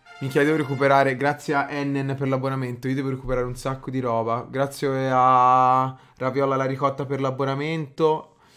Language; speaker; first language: Italian; native; Italian